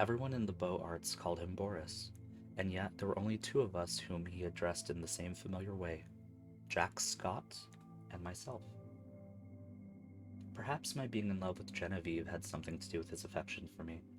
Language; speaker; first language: English; native; English